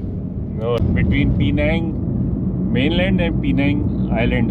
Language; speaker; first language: English; non-native, local second language; Urdu